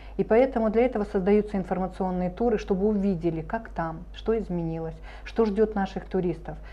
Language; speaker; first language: Russian; native; Russian